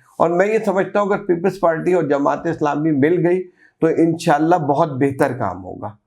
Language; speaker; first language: Urdu; native; Urdu